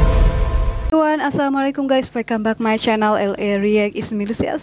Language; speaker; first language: English; non-native, learner; Indonesian